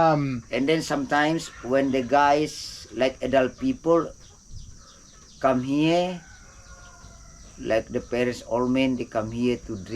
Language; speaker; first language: English; non-native, fluent; Indonesian